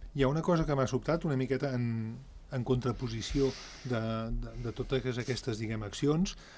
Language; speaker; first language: Catalan; native; Catalan